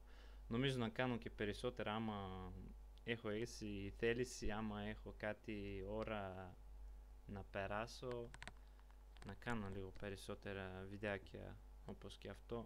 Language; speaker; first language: Greek; non-native, learner; Bulgarian